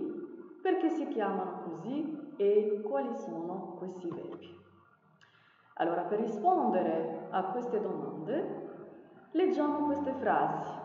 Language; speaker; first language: Italian; non-native, fluent; Arabic